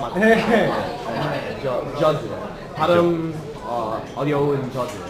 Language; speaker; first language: Korean; non-native, learner; English